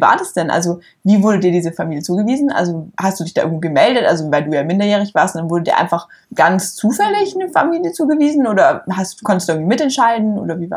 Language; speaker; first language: German; native; German